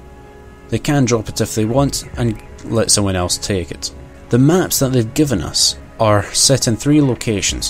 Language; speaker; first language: English; native; English